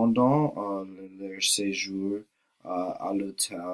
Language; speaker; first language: French; non-native, learner; English